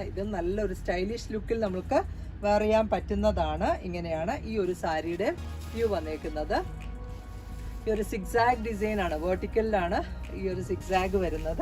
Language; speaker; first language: Malayalam; native; Malayalam